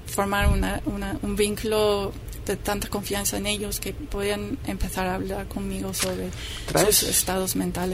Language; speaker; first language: Spanish; non-native, fluent; English